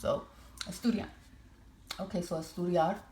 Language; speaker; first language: Spanish; non-native, learner; English